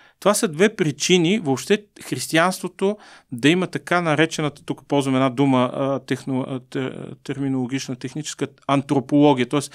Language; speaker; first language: Bulgarian; native; Bulgarian